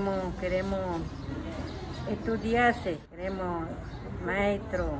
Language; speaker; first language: Spanish; non-native, learner; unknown